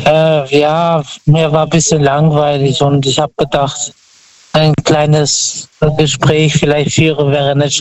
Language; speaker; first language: German; non-native, fluent; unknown